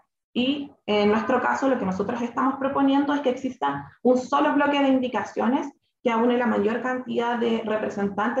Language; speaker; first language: Spanish; native; Spanish